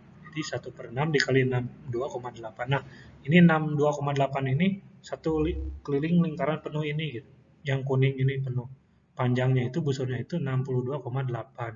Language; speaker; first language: Indonesian; native; Indonesian